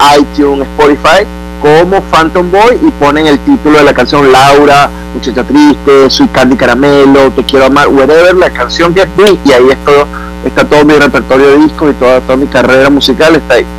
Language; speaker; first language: Spanish; native; Spanish